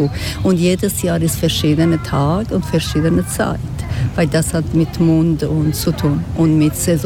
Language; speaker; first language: German; non-native, learner; Persian